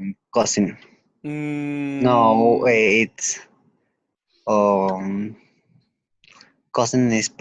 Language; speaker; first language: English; non-native, learner; Spanish